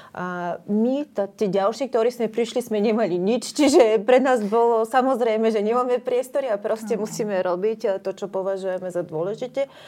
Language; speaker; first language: Slovak; non-native, fluent; Bulgarian